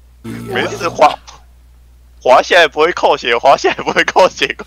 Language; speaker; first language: Chinese; native; Chinese